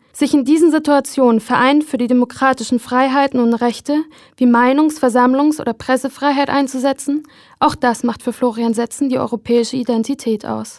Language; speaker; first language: German; native; German